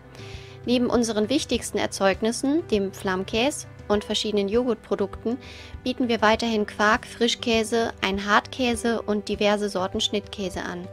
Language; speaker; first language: German; native; German